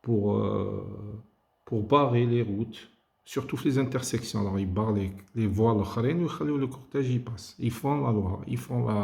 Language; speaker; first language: French; non-native, local second language; Arabic